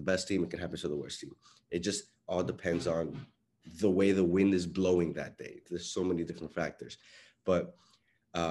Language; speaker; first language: English; non-native, fluent; Spanish